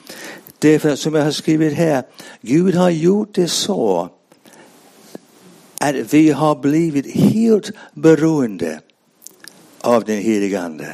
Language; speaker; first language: Swedish; non-native, fluent; English